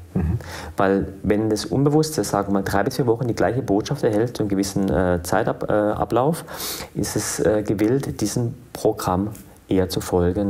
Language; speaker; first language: German; early bilingual, other home language; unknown